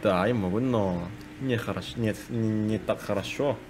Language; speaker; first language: Russian; non-native, learner; Indonesian